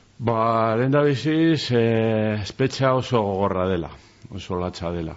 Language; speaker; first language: Basque; non-native, local second language; Spanish